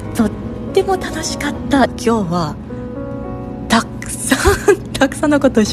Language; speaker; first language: Japanese; non-native, learner; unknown